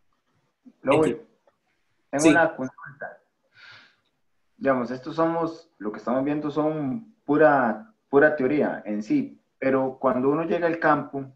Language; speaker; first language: Spanish; native; Spanish